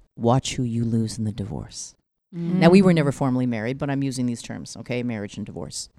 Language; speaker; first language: English; native; English